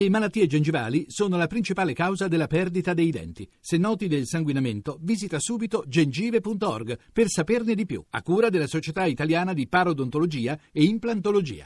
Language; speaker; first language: Italian; native; Italian